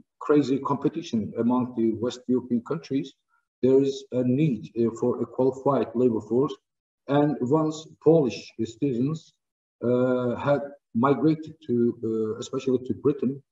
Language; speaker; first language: English; non-native, fluent; Turkish